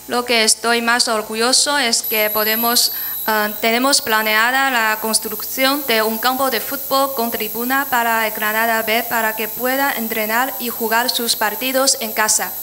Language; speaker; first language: Spanish; non-native, fluent; Chinese